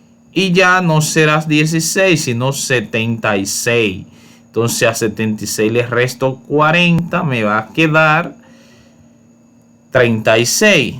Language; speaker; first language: Spanish; native; Spanish